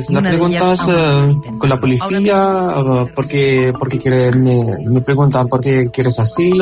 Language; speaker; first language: Spanish; non-native, learner; Arabic